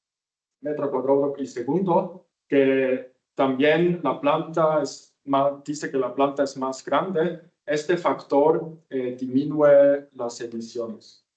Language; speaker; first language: Spanish; non-native, fluent; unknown